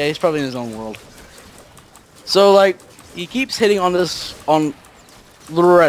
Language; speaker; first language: English; native; English